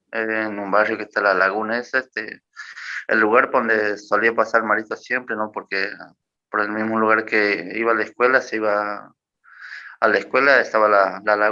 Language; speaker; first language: Spanish; native; Spanish